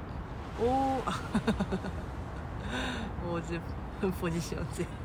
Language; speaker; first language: Japanese; non-native, fluent; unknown